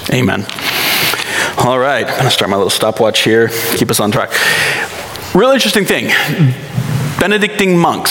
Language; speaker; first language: English; native; English